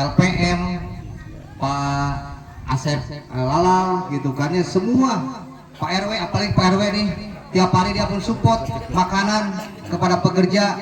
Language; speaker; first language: Indonesian; non-native, local second language; Sundanese